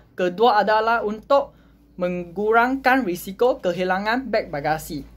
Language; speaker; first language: Malay; non-native, local second language; Chinese